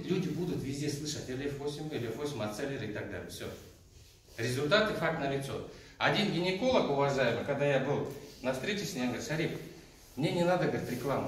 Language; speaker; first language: Russian; non-native, local second language; Kazakh